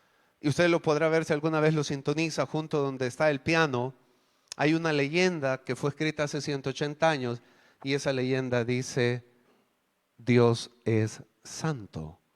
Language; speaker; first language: Spanish; native; Spanish